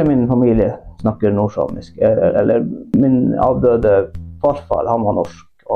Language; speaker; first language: Norwegian; non-native, local second language; Northern Sami